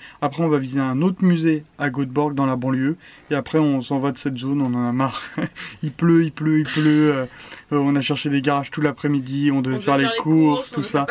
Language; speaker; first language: French; native; French